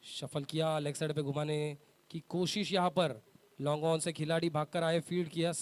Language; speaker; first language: Hindi; non-native, local second language; Marathi